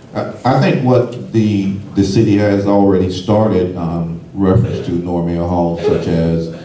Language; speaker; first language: English; native; English